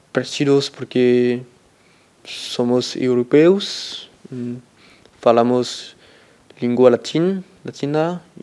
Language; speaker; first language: Portuguese; non-native, learner; French